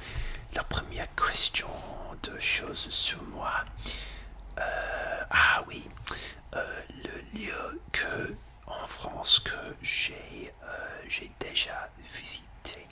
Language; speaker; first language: French; non-native, learner; English